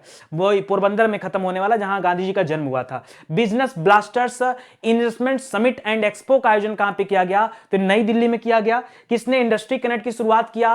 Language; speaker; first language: Hindi; native; Hindi